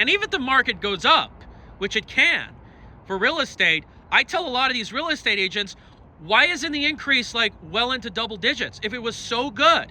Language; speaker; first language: English; native; English